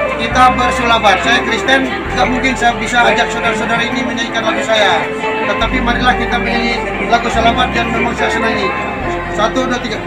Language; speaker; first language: Indonesian; non-native, local second language; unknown